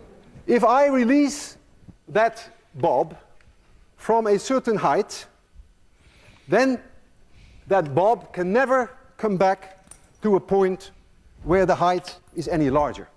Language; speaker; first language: English; non-native, fluent; Dutch